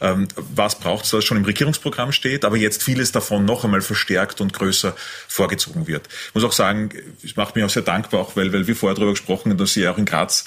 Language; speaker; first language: German; native; German